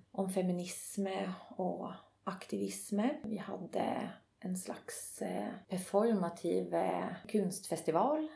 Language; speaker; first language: Swedish; native; Swedish